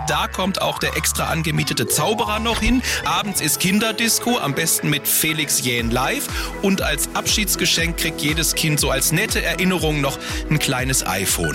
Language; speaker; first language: German; native; German